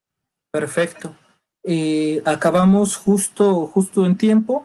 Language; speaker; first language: Spanish; native; Spanish